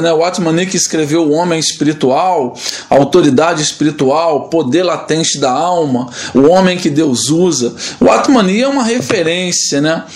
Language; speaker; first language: Portuguese; native; Portuguese